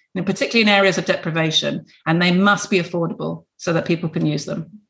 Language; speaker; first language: English; native; English